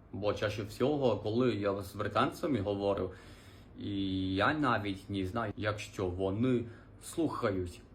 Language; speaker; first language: Ukrainian; non-native, fluent; English